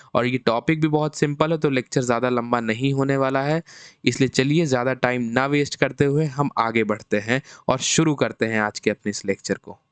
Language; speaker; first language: Hindi; native; Hindi